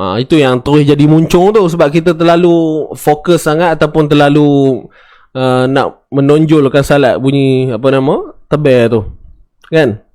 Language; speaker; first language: Malay; native; Malay